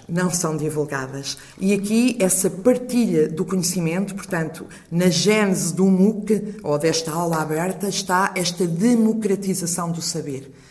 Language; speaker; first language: Portuguese; native; Portuguese